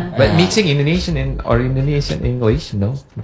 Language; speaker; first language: English; non-native, learner; Indonesian